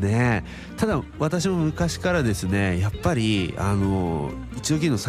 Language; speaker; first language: Japanese; native; Japanese